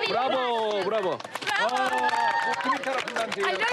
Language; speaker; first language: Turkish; non-native, learner; Korean